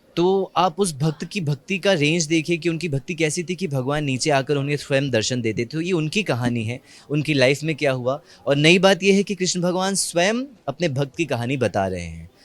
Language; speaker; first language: Hindi; native; Hindi